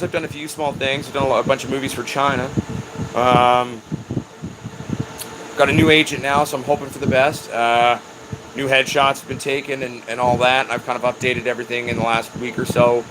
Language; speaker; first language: English; native; English